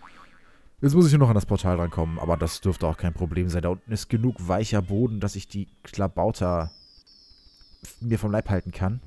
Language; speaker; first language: German; native; German